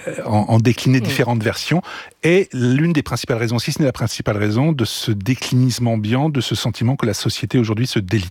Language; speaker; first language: French; native; French